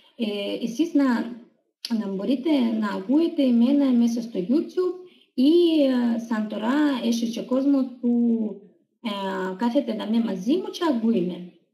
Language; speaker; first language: Greek; non-native, learner; Russian